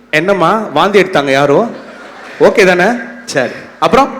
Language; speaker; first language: Tamil; native; Tamil